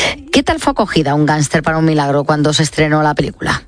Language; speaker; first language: Spanish; native; Spanish